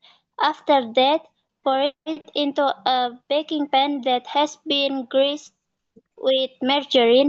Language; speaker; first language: English; non-native, learner; Indonesian